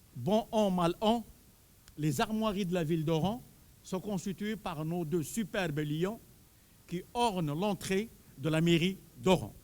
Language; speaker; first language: French; non-native, local second language; Arabic